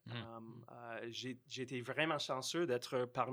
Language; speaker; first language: English; native; English